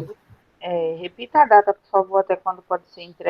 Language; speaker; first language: Portuguese; native; Portuguese